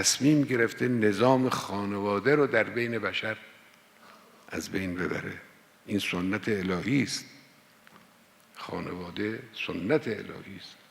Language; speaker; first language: Persian; native; Persian